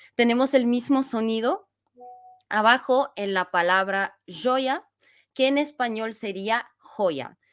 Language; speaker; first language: Spanish; non-native, fluent; Bulgarian